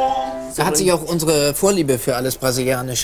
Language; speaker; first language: German; native; German